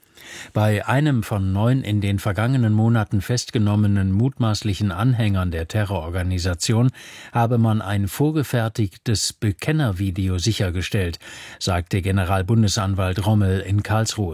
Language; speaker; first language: German; native; German